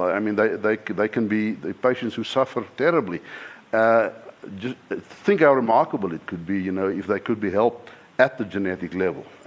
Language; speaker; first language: English; non-native, local second language; Afrikaans